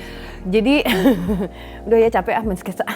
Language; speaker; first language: Indonesian; native; Indonesian